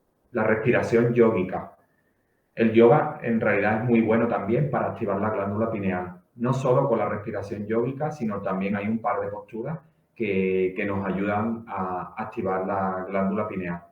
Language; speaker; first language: Spanish; native; Spanish